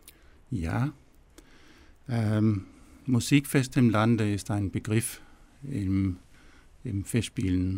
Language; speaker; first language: German; non-native, fluent; Danish